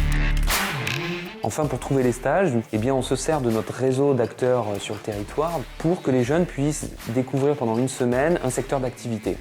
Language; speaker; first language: French; native; French